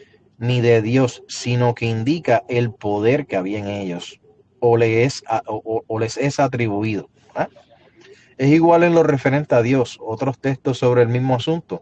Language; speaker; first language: Spanish; native; Spanish